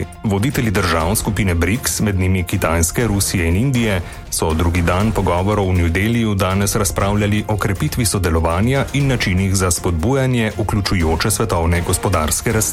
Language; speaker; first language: Slovenian; native; Slovenian